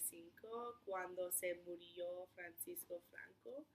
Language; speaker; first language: Spanish; non-native, learner; English